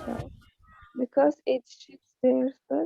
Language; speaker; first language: English; non-native, learner; Uzbek